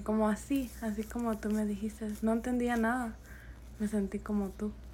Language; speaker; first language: Spanish; early bilingual, other home language; English